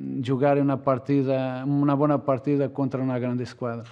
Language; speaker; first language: Italian; non-native, fluent; Portuguese